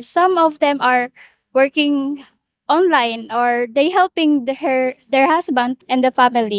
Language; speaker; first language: English; non-native, local second language; Bikol